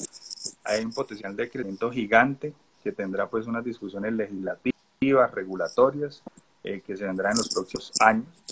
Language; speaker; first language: Spanish; native; Spanish